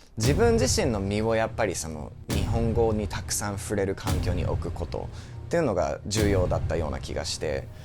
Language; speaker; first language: Japanese; non-native, fluent; English